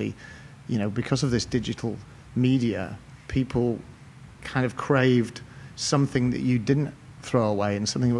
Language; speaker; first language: English; native; English